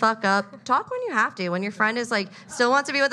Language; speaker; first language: English; native; English